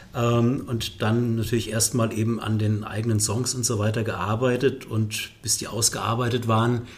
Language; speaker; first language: German; native; German